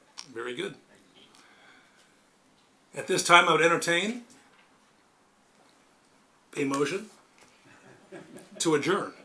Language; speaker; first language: English; native; English